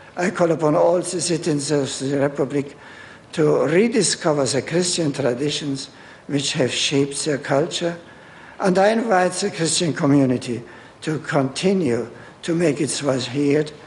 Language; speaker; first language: English; non-native, fluent; German